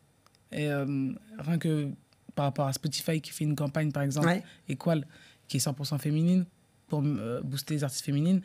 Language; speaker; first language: French; native; French